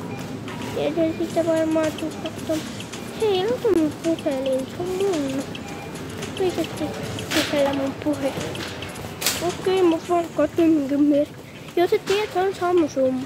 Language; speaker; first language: Finnish; early bilingual, heritage; Finnish